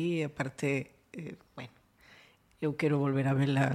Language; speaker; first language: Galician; non-native, local second language; Spanish